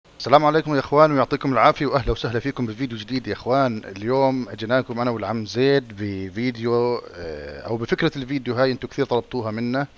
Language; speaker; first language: Arabic; native; Arabic